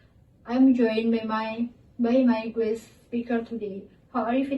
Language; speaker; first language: English; non-native, learner; Indonesian